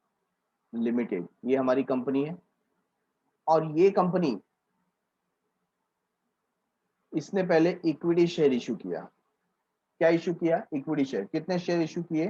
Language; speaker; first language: Hindi; native; Hindi